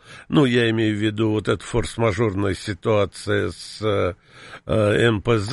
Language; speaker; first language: Russian; native; Russian